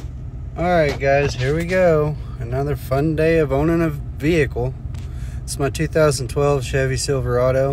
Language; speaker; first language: English; native; English